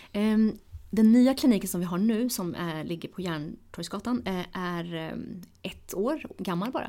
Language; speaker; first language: Swedish; early bilingual, other home language; Tigrinya